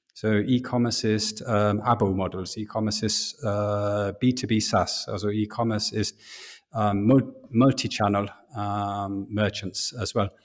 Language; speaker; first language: German; non-native, fluent; English